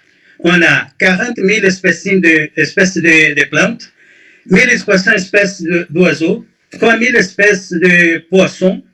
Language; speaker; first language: French; non-native, fluent; Portuguese